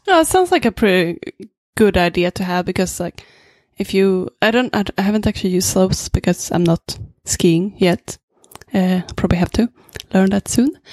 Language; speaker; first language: English; non-native, fluent; Swedish